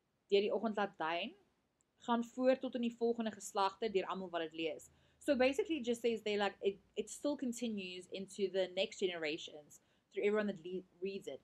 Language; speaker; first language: English; native; English